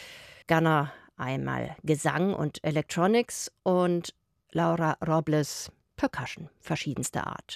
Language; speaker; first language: German; native; German